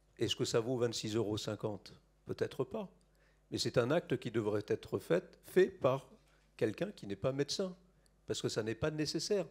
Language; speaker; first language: French; native; French